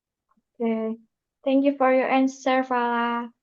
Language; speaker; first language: English; non-native, learner; Indonesian